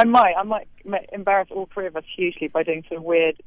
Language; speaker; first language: English; native; English